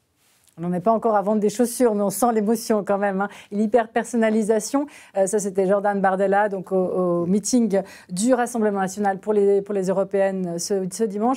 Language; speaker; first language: French; native; French